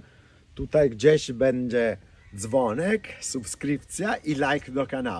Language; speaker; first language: Polish; non-native, fluent; Italian